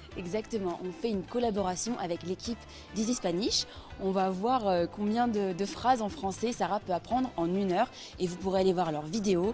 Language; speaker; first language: French; native; French